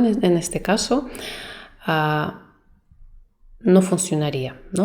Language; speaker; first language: Spanish; non-native, fluent; Russian